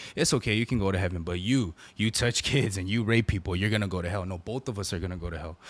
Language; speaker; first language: English; native; English